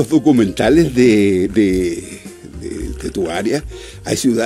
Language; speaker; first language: Spanish; native; Spanish